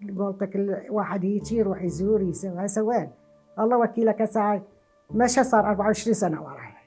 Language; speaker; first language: Arabic; non-native, local second language; Southern Kurdish